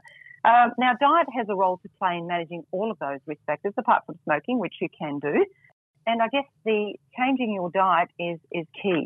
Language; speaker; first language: English; native; English